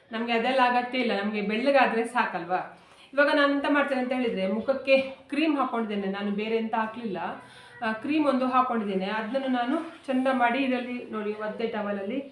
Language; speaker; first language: Kannada; non-native, local second language; Konkani